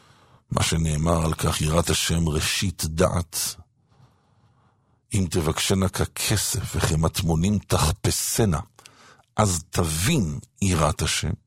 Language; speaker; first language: Hebrew; native; Hebrew